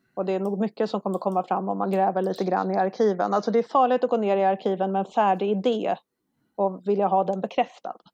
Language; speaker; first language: Swedish; non-native, local second language; Polish